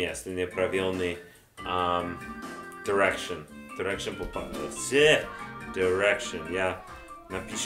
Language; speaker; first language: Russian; non-native, learner; English